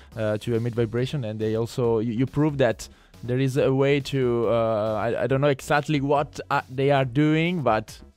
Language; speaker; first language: English; non-native, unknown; Italian